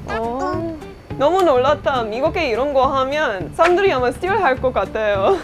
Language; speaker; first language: Korean; non-native, learner; English